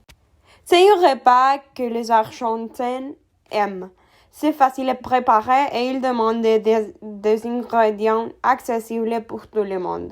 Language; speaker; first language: French; non-native, learner; Spanish